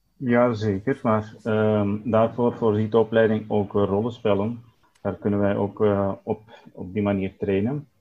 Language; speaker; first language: Dutch; non-native, fluent; Turkish